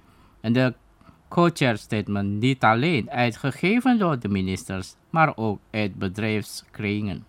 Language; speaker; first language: Dutch; non-native, fluent; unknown